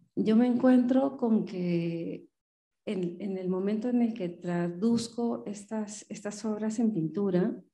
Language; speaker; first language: Spanish; native; Spanish